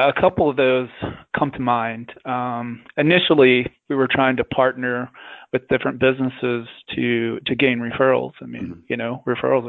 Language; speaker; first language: English; native; English